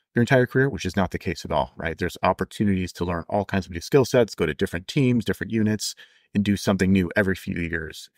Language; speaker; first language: English; native; English